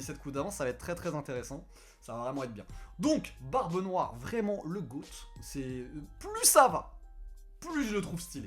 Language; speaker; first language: French; native; French